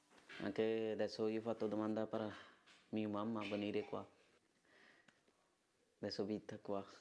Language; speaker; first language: Italian; non-native, learner; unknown